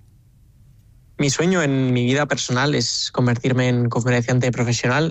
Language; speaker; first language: Spanish; native; Spanish